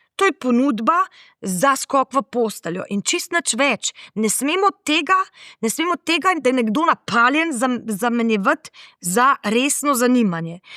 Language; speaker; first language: Slovenian; native; Slovenian